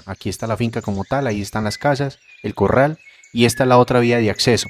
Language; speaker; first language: Spanish; native; Spanish